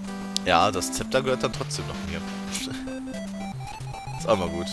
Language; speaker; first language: German; native; German